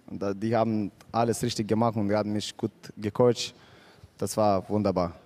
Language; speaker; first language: German; non-native, fluent; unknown